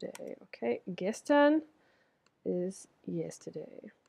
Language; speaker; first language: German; non-native, fluent; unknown